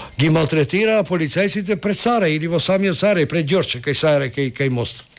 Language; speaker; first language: Macedonian; non-native, local second language; Albanian